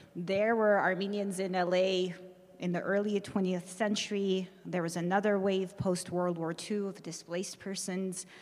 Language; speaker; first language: English; early bilingual, other home language; Armenian